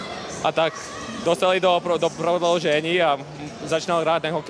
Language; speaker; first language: Czech; non-native, learner; Latvian